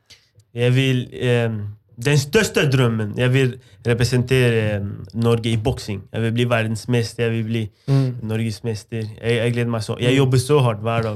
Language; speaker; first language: Norwegian; non-native, fluent; Arabic